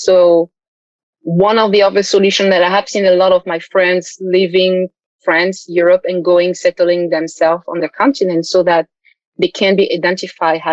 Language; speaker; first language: English; non-native, local second language; French